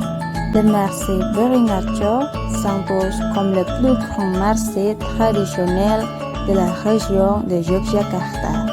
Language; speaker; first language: French; non-native, learner; Indonesian